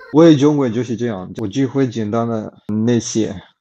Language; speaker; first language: Chinese; non-native, learner; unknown